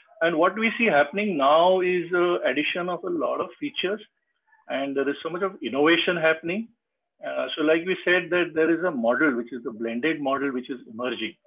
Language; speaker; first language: English; non-native, local second language; Marathi